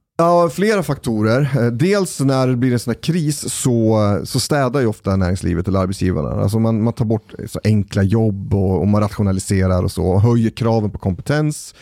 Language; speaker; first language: Swedish; native; Swedish